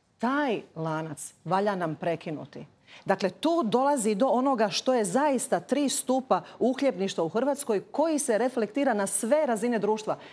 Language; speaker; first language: Croatian; native; Croatian